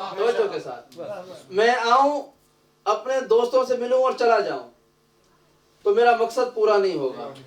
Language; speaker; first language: Urdu; native; Urdu